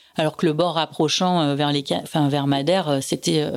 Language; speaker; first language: French; native; French